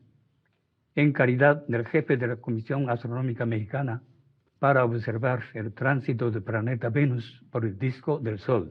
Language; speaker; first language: Spanish; non-native, fluent; Japanese